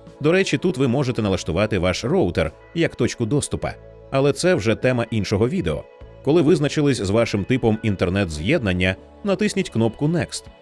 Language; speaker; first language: Ukrainian; native; Ukrainian